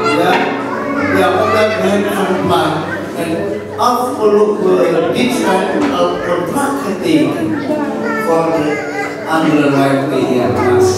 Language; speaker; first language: Dutch; non-native, fluent; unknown